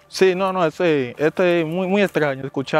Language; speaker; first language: Spanish; native; Spanish